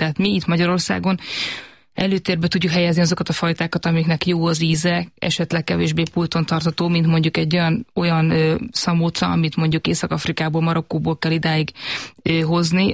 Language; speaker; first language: Hungarian; native; Hungarian